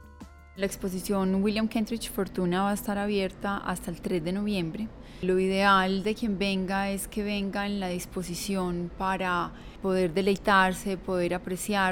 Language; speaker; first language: Spanish; native; Spanish